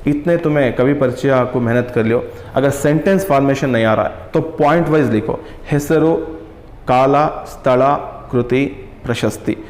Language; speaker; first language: Hindi; non-native, local second language; Kannada